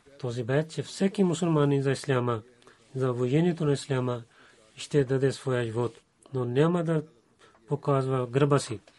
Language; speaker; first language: Bulgarian; non-native, learner; Urdu